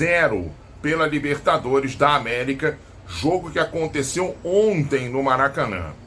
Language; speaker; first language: Portuguese; native; Portuguese